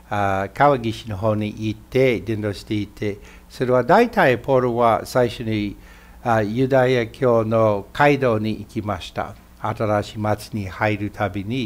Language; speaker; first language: Japanese; non-native, fluent; English